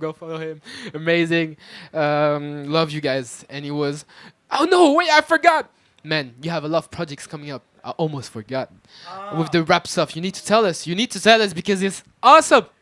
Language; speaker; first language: English; non-native, fluent; French